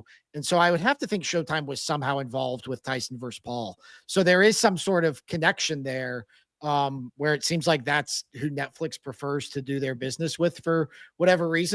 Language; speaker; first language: English; native; English